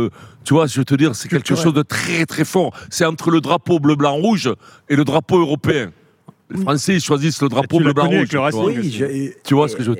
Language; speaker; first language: French; native; French